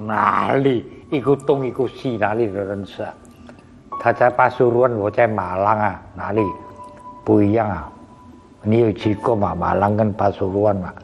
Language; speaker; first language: Chinese; early bilingual, heritage; Chinese